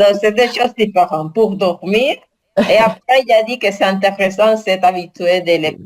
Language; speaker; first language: French; non-native, learner; Spanish